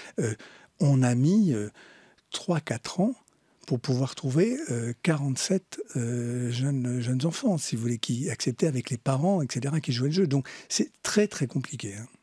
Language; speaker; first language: French; native; French